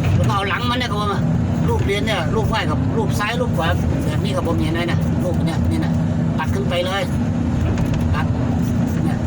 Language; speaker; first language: Thai; non-native, local second language; Northeastern Thai